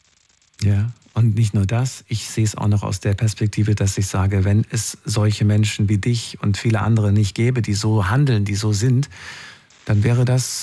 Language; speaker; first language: German; native; German